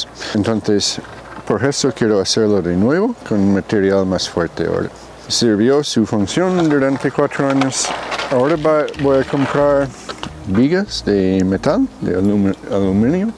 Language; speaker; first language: Spanish; non-native, fluent; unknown